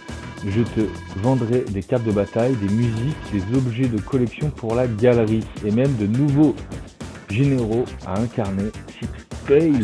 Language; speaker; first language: French; native; French